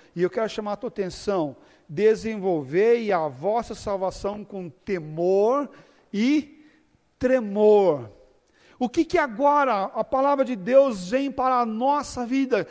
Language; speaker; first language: Portuguese; native; Portuguese